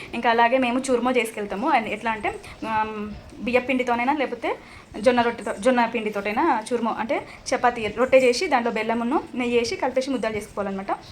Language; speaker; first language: Telugu; non-native, local second language; Lambadi